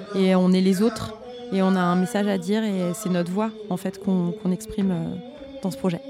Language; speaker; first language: French; native; French